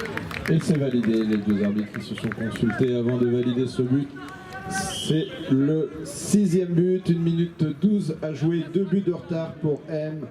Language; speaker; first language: French; native; French